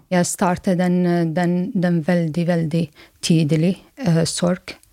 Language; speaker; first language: Norwegian; non-native, learner; Arabic